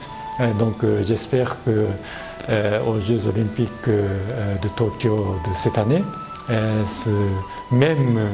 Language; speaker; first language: French; non-native, fluent; Japanese